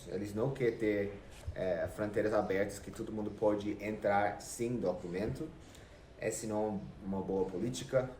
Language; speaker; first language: Portuguese; non-native, fluent; English